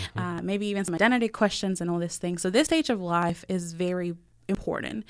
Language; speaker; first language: English; early bilingual, other home language; Spanish